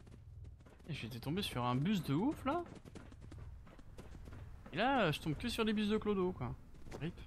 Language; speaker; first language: French; native; French